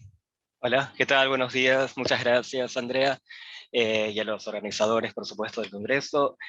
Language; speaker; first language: Spanish; native; Spanish